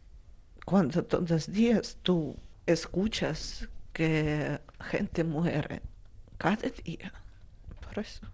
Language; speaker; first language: Spanish; non-native, learner; Russian